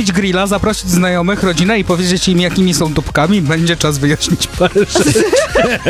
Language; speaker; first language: Polish; native; Polish